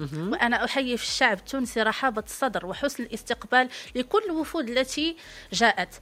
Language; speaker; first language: Arabic; native; Arabic